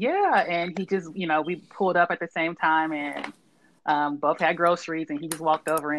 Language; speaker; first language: English; native; English